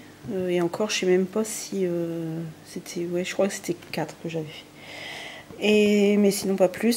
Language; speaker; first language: French; native; French